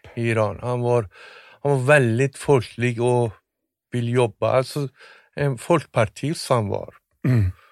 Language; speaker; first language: Swedish; non-native, fluent; Persian